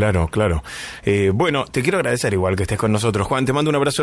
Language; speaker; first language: Spanish; native; Spanish